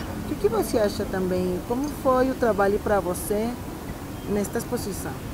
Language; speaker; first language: Portuguese; non-native, fluent; Spanish